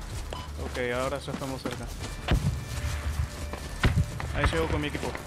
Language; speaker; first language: Spanish; native; Spanish